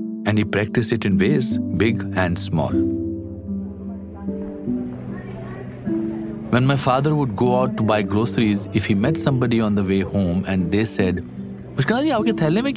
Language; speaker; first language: English; non-native, local second language; Kashmiri